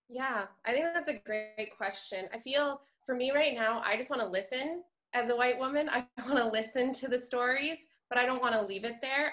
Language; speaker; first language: English; native; English